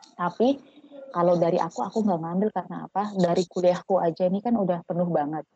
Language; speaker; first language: Indonesian; non-native, local second language; Tetum